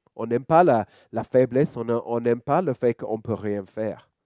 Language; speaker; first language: French; non-native, fluent; English